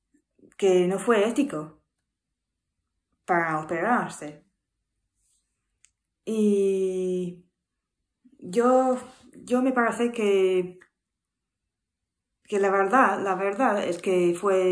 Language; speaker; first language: Spanish; non-native, learner; English